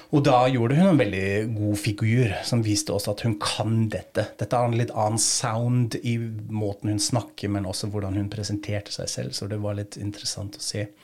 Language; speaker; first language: Norwegian; non-native, fluent; German